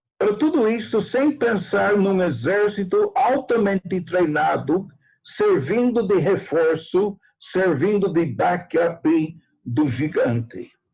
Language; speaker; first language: Portuguese; non-native, fluent; English